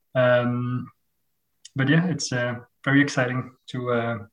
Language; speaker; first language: English; non-native, fluent; Dutch